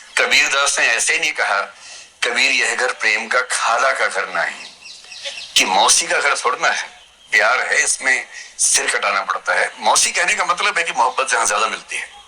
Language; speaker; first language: Hindi; native; Hindi